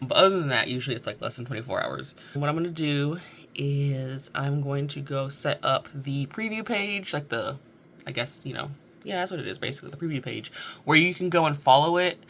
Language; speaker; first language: English; native; English